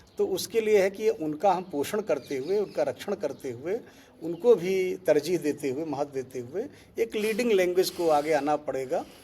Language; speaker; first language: Hindi; native; Hindi